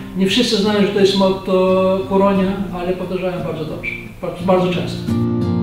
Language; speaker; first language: Polish; non-native, fluent; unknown